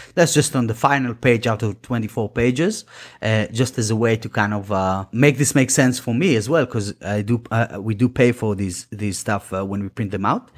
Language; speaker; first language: English; non-native, fluent; Hebrew